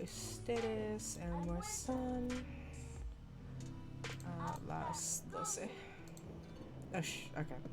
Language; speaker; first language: Spanish; non-native, learner; English